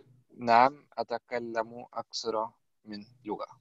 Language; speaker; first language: Arabic; non-native, learner; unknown